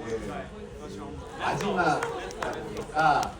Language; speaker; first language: Korean; native; Korean